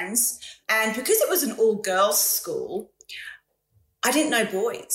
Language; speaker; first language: English; native; English